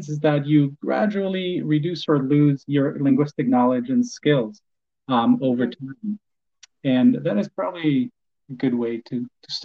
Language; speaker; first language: English; non-native, fluent; Polish